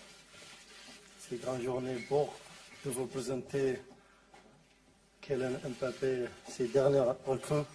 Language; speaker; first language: French; non-native, learner; Arabic